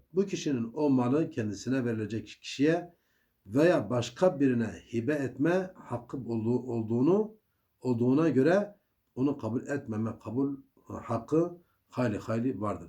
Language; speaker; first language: Turkish; native; Turkish